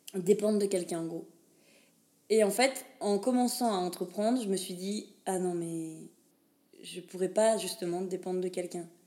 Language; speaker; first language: French; native; French